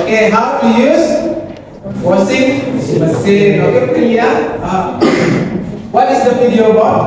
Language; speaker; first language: English; non-native, learner; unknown